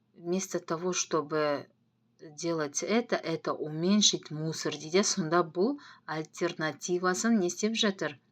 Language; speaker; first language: Russian; non-native, local second language; Kazakh